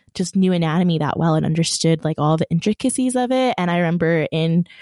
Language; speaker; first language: English; early bilingual, other home language; Persian